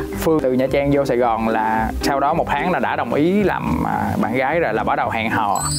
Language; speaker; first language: Vietnamese; native; Vietnamese